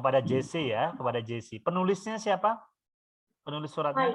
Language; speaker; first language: Indonesian; native; Indonesian